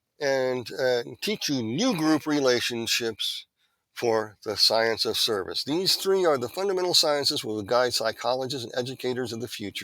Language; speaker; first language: English; native; English